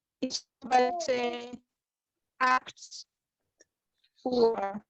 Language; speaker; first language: German; non-native, learner; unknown